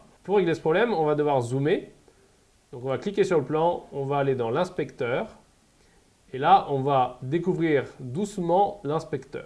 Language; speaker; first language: French; native; French